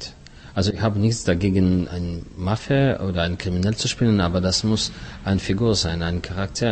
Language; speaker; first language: German; non-native, fluent; Russian